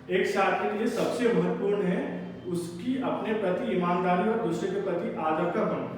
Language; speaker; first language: Hindi; non-native, local second language; Telugu